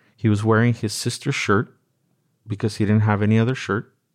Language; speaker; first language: English; native; English